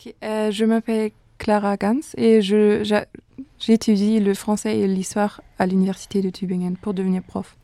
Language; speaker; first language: French; non-native, fluent; German